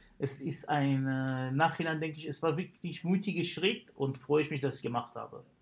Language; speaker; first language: German; non-native, fluent; Arabic